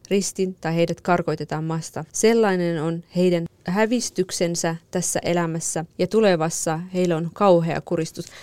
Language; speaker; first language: Finnish; early bilingual, other home language; Kurdish